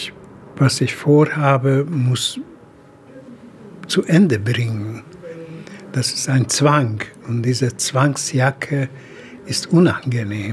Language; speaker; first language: German; non-native, fluent; Hungarian